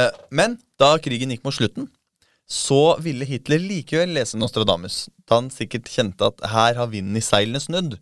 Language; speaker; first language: Norwegian; native; Norwegian